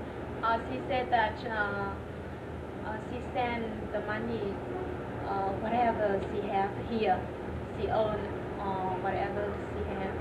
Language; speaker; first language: English; non-native, learner; Vietnamese